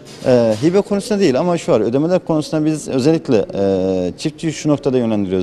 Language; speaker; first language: Turkish; native; Turkish